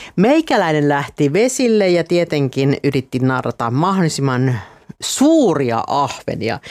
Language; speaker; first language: Finnish; native; Finnish